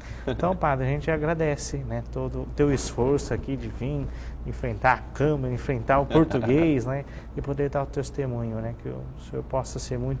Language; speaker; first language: Portuguese; native; Portuguese